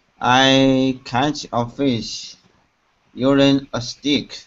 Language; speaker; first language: English; non-native, learner; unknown